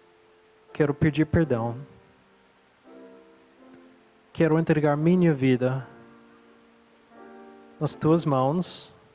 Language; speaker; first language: Portuguese; non-native, fluent; English